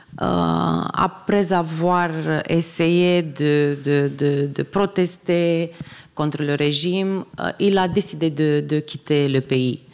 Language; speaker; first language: French; non-native, fluent; Romanian